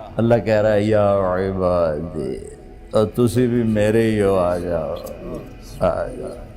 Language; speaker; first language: Urdu; non-native, local second language; Punjabi